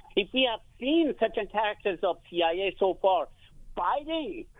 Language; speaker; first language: English; non-native, fluent; Persian